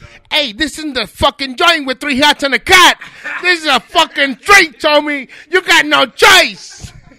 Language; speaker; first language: English; native; English